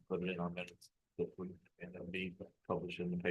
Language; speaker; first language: English; native; English